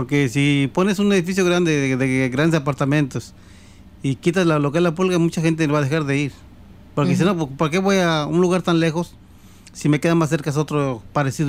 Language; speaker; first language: Spanish; native; Spanish